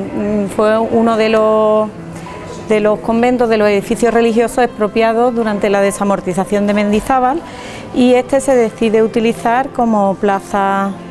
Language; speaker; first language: Spanish; native; Spanish